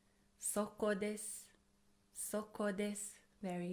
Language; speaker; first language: Japanese; non-native, fluent; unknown